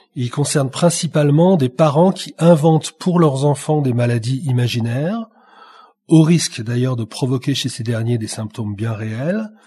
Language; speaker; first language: French; native; French